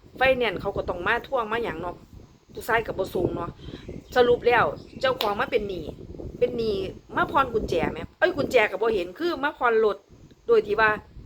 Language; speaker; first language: Thai; native; Thai